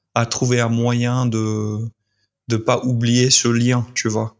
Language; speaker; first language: French; non-native, fluent; English